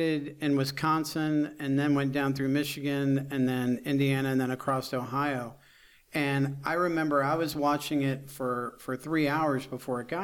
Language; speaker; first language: English; native; English